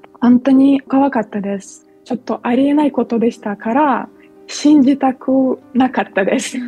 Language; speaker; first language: Japanese; non-native, fluent; Ukrainian